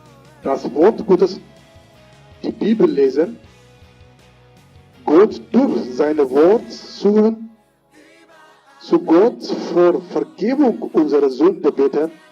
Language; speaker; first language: German; non-native, learner; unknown